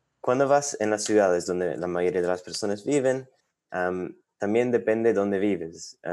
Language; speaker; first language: Spanish; non-native, fluent; English